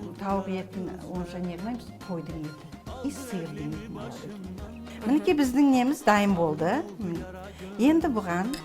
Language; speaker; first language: Kazakh; non-native, local second language; Azerbaijani